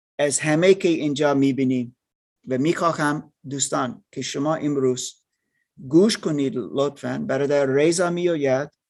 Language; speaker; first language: Persian; non-native, learner; German